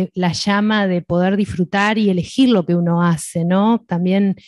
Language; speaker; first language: Spanish; native; Spanish